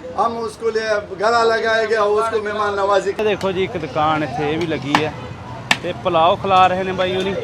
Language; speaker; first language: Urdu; non-native, learner; Pashto